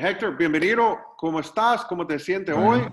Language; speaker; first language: Spanish; non-native, fluent; English